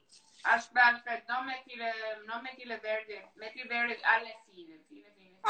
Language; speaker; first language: Italian; non-native, learner; English